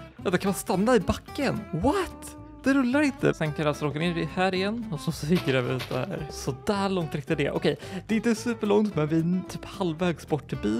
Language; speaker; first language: Swedish; native; Swedish